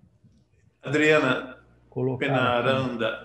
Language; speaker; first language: Portuguese; non-native, learner; Spanish